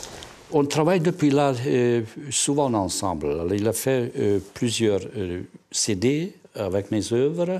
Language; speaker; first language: French; non-native, fluent; Hungarian